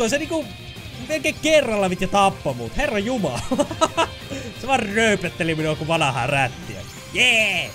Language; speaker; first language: Finnish; native; Finnish